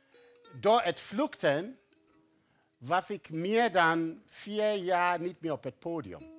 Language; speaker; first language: Dutch; non-native, fluent; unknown